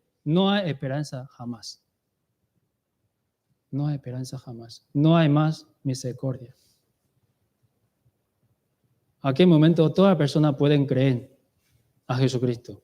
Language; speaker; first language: Spanish; non-native, learner; Chinese